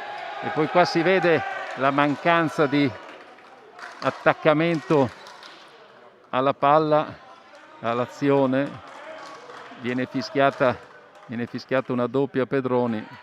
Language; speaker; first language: Italian; native; Italian